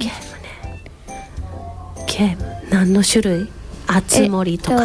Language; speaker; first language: Japanese; native; Japanese